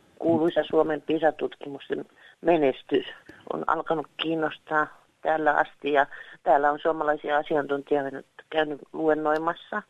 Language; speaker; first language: Finnish; native; Finnish